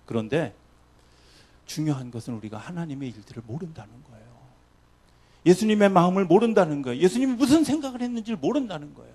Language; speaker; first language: Korean; native; Korean